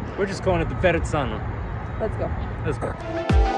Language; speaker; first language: English; native; English